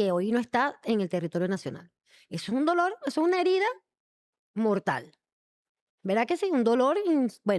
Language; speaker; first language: Spanish; native; Spanish